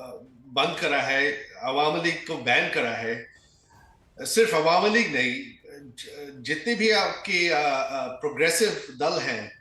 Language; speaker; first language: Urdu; non-native, fluent; Bangla